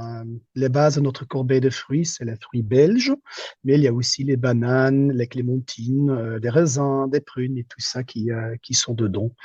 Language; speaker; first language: French; non-native, local second language; Dutch